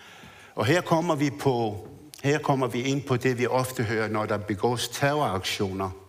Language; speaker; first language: Danish; early bilingual, other home language; Arabic